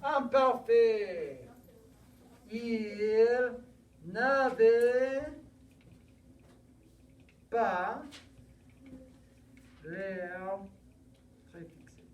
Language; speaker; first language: French; non-native, fluent; English